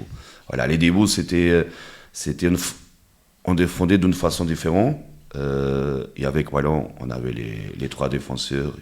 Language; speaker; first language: French; non-native, fluent; Portuguese